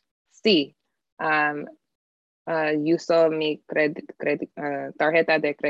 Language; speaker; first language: Spanish; non-native, learner; English